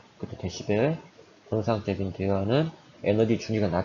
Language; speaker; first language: Korean; native; Korean